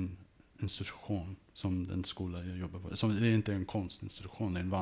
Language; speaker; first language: Swedish; early bilingual, heritage; English